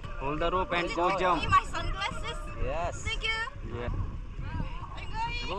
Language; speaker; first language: English; non-native, learner; Korean